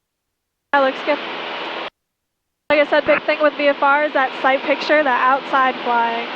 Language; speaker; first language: English; native; English